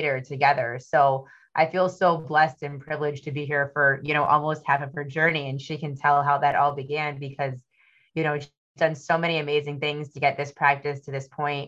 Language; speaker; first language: English; native; English